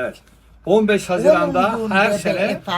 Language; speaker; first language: Turkish; native; Turkish